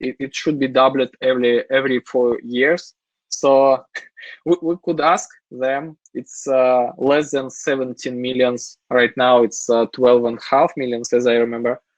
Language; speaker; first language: English; non-native, fluent; Russian